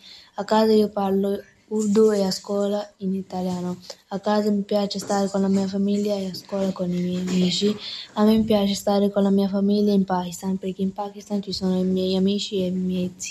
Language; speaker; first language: Italian; early bilingual, other home language; Urdu